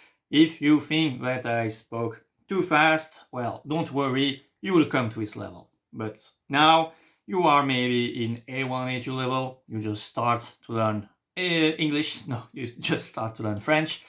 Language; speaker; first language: English; non-native, fluent; French